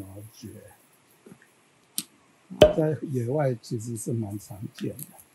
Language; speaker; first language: Chinese; native; Chinese